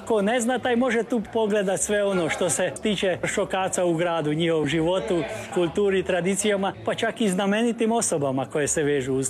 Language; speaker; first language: Croatian; early bilingual, heritage; Croatian